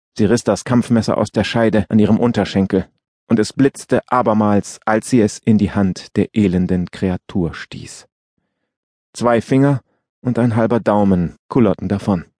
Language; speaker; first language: German; native; German